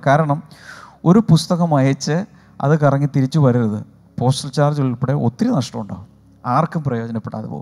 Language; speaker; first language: Malayalam; native; Malayalam